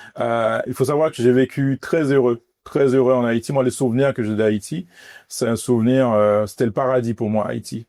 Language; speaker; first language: French; early bilingual, other home language; Haitian Creole